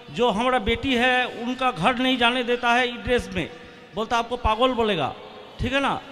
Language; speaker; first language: Hindi; non-native, local second language; Bangla